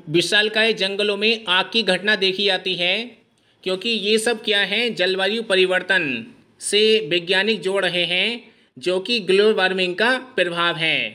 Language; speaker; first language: Hindi; native; Hindi